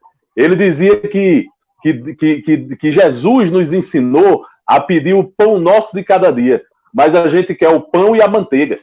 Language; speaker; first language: Portuguese; native; Portuguese